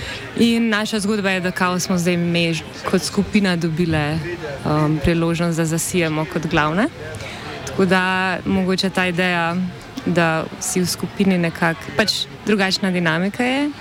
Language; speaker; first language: Slovenian; native; Slovenian